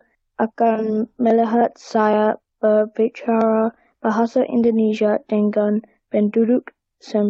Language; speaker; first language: Indonesian; non-native, learner; English